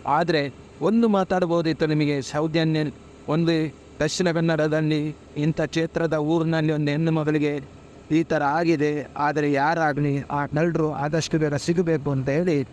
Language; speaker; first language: Kannada; native; Kannada